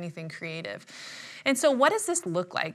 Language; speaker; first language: English; native; English